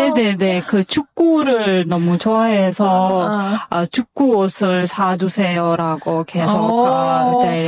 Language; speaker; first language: Korean; non-native, learner; Kyrgyz